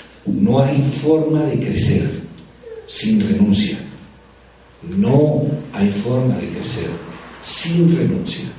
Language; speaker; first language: Spanish; native; Spanish